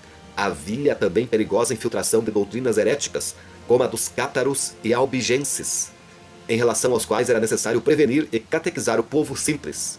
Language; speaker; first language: Portuguese; native; Portuguese